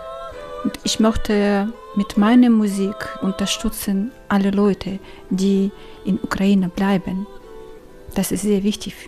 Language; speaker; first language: German; non-native, learner; Ukrainian